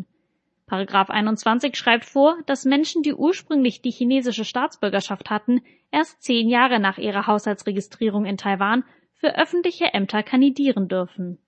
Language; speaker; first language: German; native; German